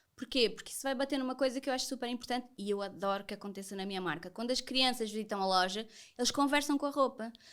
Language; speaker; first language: Portuguese; native; Portuguese